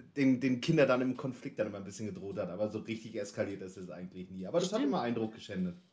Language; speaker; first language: German; native; German